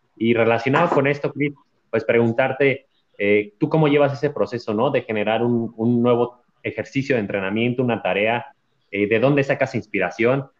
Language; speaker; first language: Spanish; native; Spanish